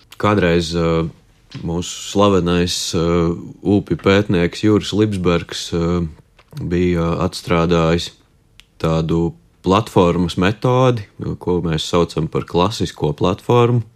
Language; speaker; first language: Latvian; native; Latvian